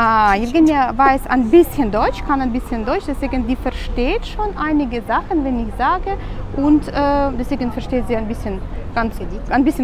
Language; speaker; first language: German; non-native, learner; Russian